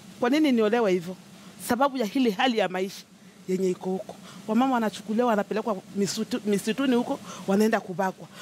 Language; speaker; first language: Swahili; native; Swahili